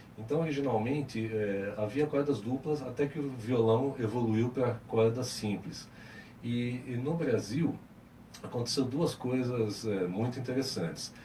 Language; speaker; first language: Portuguese; native; Portuguese